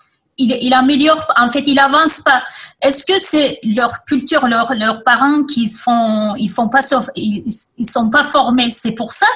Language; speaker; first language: French; non-native, fluent; Kurdish